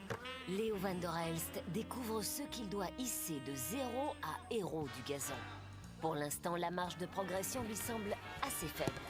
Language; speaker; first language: French; native; French